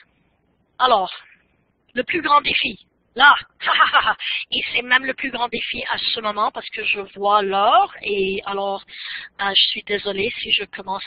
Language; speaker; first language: French; non-native, fluent; English